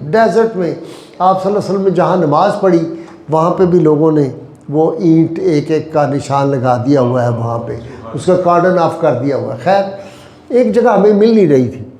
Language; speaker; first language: Urdu; non-native, local second language; Punjabi